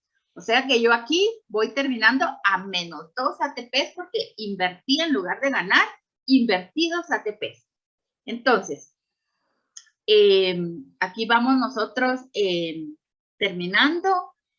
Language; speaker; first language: Spanish; native; Spanish